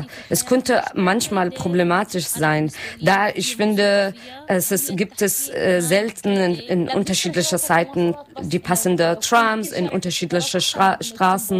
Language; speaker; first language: German; non-native, learner; Arabic